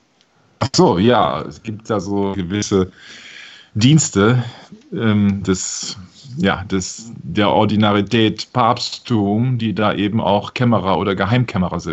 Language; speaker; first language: German; native; German